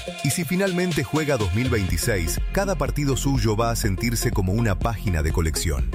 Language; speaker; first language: Spanish; native; Spanish